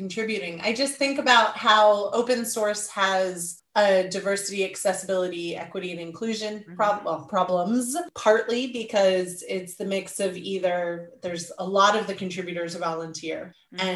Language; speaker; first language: English; native; English